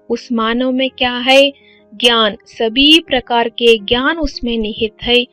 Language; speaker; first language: Hindi; non-native, local second language; Kannada